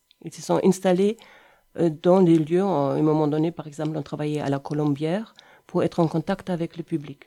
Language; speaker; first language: French; non-native, fluent; German